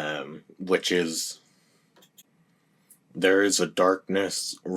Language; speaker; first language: English; native; English